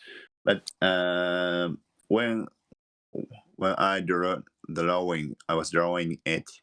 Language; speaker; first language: English; non-native, learner; Japanese